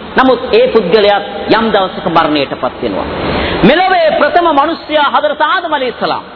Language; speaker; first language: Sinhala; non-native, local second language; Tamil